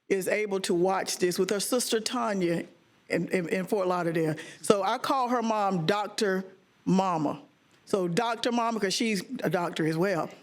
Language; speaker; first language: English; native; English